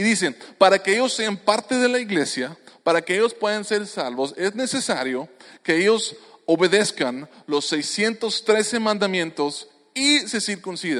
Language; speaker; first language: Spanish; native; Spanish